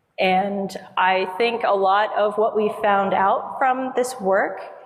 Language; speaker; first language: English; native; English